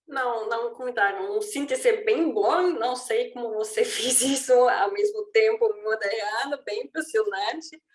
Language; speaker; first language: Portuguese; non-native, fluent; German